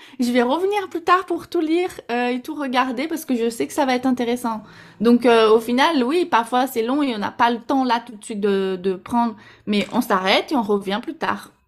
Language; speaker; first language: French; non-native, fluent; Portuguese